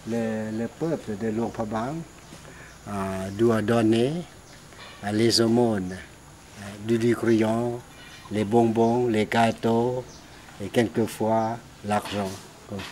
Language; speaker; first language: French; non-native, fluent; Lao